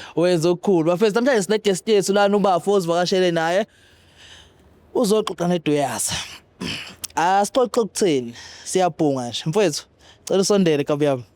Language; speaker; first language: Zulu; native; Zulu